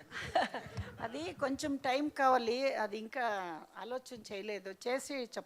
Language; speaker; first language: Telugu; non-native, learner; Kannada